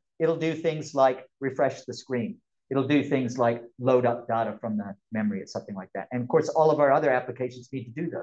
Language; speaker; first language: English; native; English